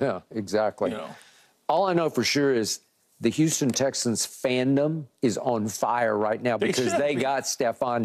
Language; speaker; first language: English; native; English